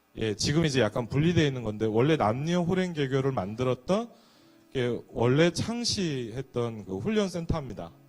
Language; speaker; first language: Korean; native; Korean